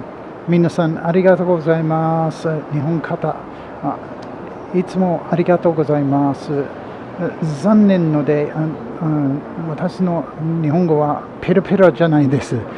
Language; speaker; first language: Japanese; non-native, learner; English